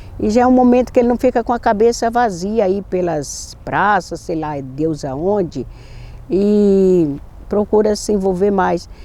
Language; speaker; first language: Portuguese; native; Portuguese